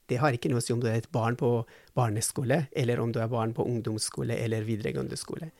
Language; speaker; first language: Norwegian; non-native, fluent; Persian